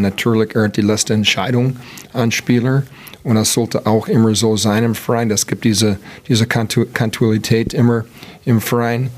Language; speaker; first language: German; non-native, learner; English